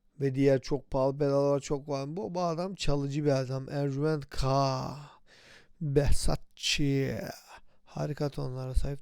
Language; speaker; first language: Turkish; native; Turkish